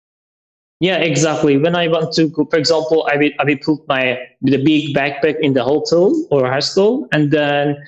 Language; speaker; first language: English; non-native, learner; Persian